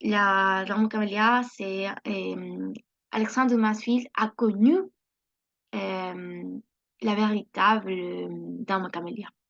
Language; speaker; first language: French; non-native, learner; Spanish